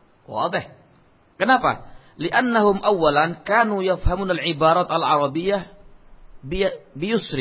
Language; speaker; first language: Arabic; non-native, fluent; Indonesian